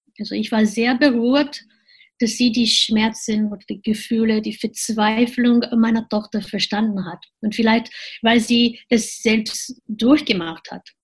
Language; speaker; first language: German; non-native, fluent; Japanese